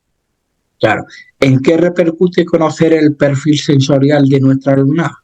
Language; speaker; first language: Spanish; native; Spanish